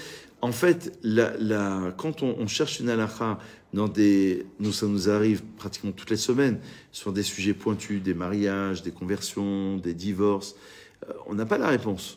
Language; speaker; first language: French; native; French